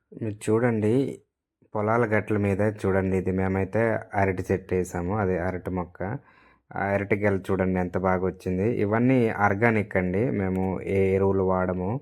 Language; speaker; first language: Telugu; non-native, local second language; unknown